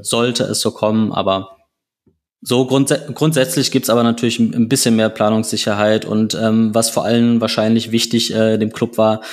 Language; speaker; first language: German; native; German